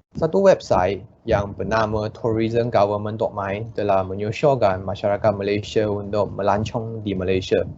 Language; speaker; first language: Malay; non-native, local second language; Chinese